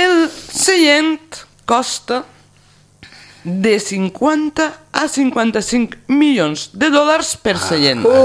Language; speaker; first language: Catalan; native; Catalan